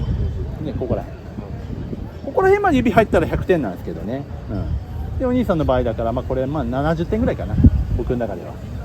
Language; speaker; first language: Japanese; native; Japanese